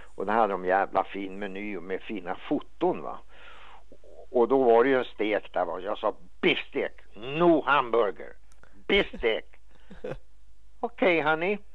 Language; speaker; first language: Swedish; native; Swedish